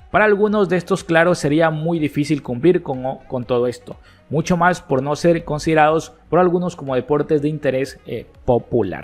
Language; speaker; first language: Spanish; native; Spanish